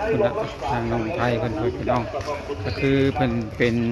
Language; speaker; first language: Thai; non-native, local second language; Lao